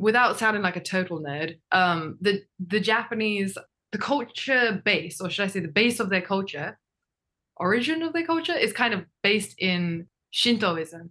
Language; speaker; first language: English; non-native, fluent; Japanese